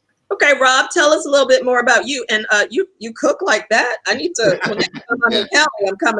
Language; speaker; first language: English; native; English